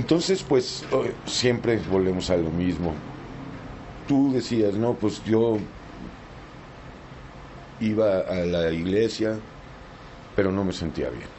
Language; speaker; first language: Spanish; native; Spanish